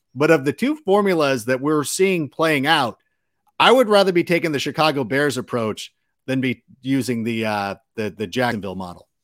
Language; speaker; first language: English; native; English